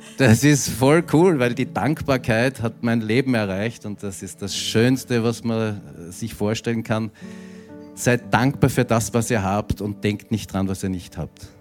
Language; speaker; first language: German; native; German